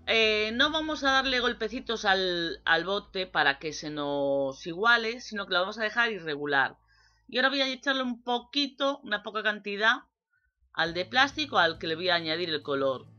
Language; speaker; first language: Spanish; native; Spanish